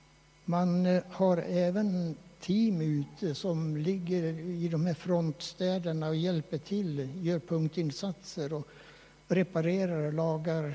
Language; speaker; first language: Swedish; native; Swedish